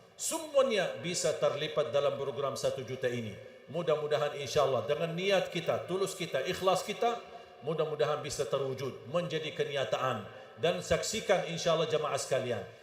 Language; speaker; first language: Malay; non-native, fluent; Arabic